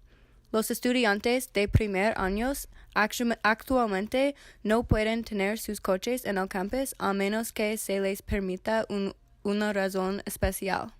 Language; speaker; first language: Spanish; non-native, learner; English